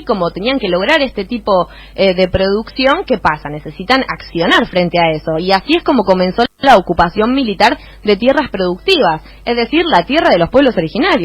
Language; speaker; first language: Spanish; native; Spanish